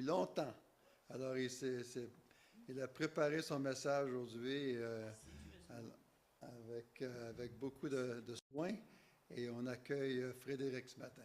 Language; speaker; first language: French; native; French